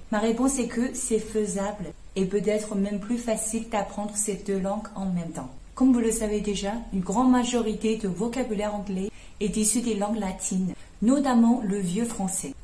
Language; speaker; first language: French; non-native, fluent; Chinese